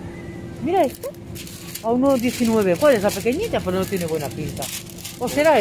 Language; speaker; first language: Spanish; native; Spanish